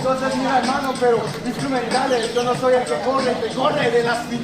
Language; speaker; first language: Spanish; native; Spanish